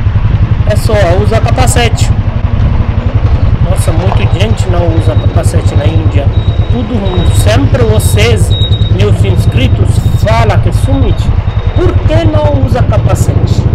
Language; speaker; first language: Portuguese; non-native, fluent; Hindi